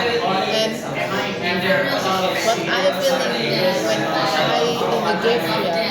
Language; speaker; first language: English; non-native, learner; Indonesian